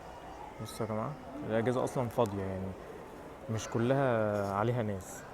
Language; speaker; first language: Arabic; native; Arabic